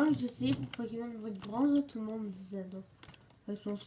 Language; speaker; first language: French; native; French